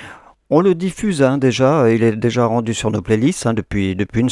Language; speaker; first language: French; native; French